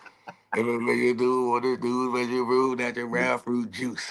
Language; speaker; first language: English; native; English